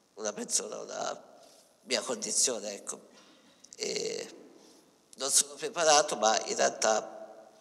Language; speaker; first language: Italian; native; Italian